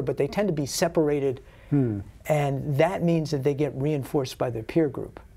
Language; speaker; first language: English; native; English